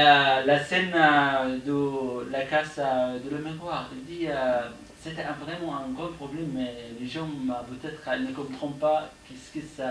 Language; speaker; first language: French; non-native, learner; Arabic